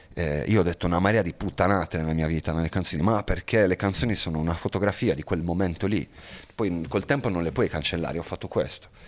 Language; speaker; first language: Italian; native; Italian